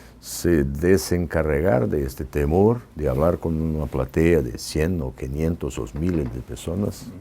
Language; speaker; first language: Spanish; non-native, fluent; Portuguese